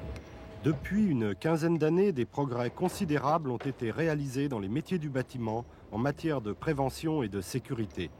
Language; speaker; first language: French; native; French